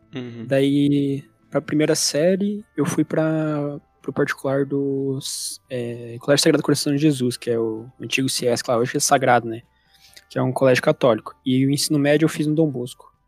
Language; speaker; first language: Portuguese; native; Portuguese